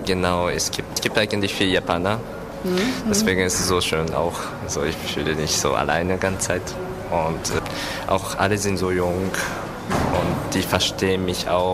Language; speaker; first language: German; non-native, fluent; Japanese